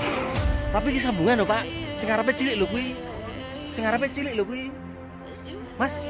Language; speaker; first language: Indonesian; non-native, local second language; Javanese